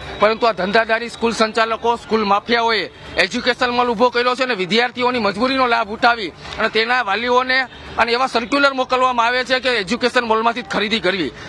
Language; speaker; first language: Gujarati; native; Gujarati